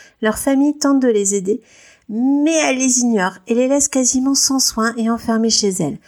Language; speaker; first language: French; native; French